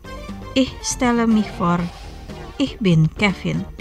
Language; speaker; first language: German; non-native, fluent; Indonesian